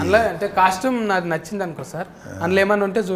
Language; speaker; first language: Telugu; native; Telugu